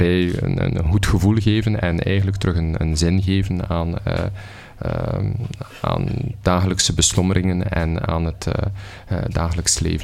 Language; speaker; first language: Dutch; native; Dutch